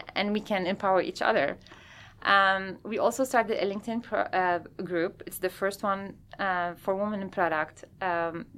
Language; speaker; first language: English; non-native, fluent; Arabic